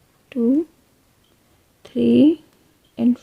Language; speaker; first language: Hindi; native; Hindi